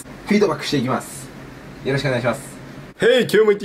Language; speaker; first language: Japanese; native; Japanese